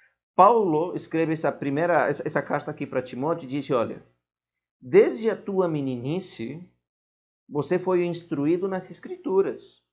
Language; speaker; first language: Portuguese; non-native, fluent; Spanish